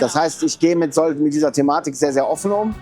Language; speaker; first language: German; native; German